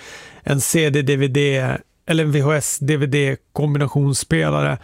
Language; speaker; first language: Swedish; native; Swedish